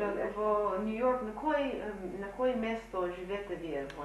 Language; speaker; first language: Macedonian; early bilingual, heritage; Macedonian